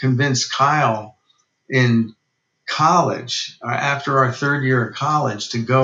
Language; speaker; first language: English; native; English